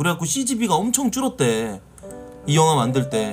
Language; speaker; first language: Korean; native; Korean